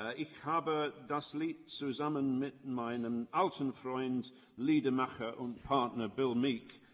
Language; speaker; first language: German; non-native, learner; English